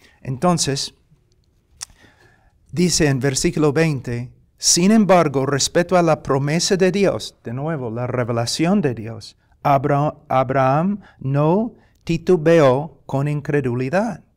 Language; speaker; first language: Spanish; non-native, fluent; English